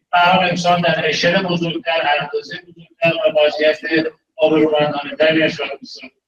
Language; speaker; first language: Persian; native; Persian